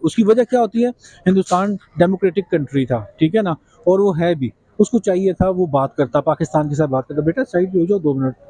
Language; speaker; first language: Urdu; non-native, local second language; Kashmiri